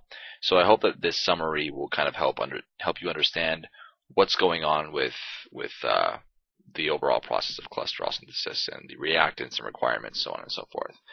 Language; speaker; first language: English; native; English